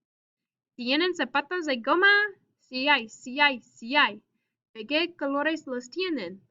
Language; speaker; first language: Spanish; non-native, fluent; English